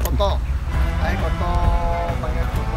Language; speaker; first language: Indonesian; non-native, learner; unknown